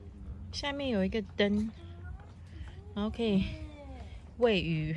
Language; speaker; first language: Chinese; native; Chinese